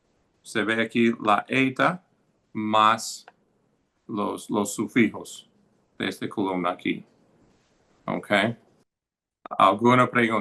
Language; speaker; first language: Spanish; non-native, fluent; English